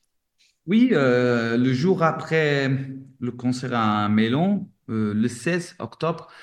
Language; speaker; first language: French; non-native, fluent; Italian